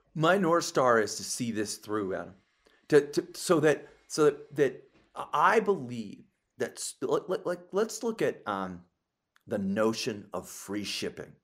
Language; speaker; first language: English; native; English